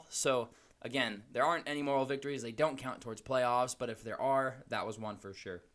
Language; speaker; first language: English; native; English